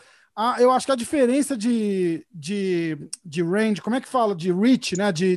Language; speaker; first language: Portuguese; native; Portuguese